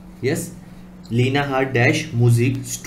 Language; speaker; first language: German; non-native, learner; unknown